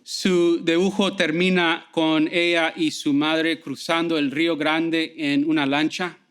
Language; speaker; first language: Spanish; early bilingual, heritage; Spanish